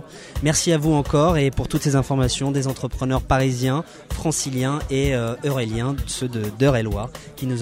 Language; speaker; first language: French; native; French